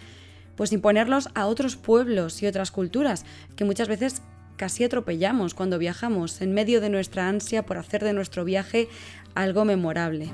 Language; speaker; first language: Spanish; native; Spanish